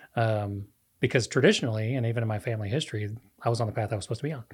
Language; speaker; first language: English; non-native, fluent; Spanish